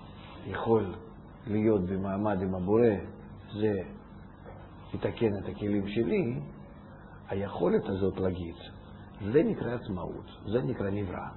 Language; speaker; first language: Hebrew; non-native, fluent; Russian